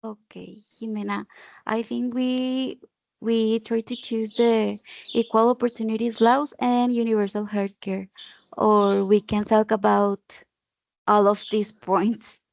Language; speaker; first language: English; non-native, learner; Spanish